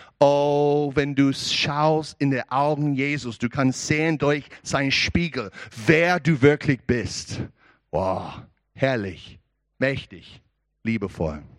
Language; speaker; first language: German; non-native, learner; English